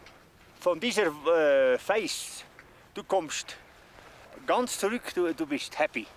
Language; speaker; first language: German; non-native, learner; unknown